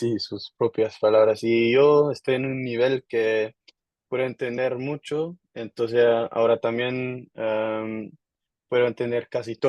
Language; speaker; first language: Spanish; non-native, learner; Dutch